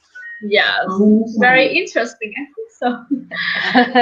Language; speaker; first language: English; non-native, learner; Vietnamese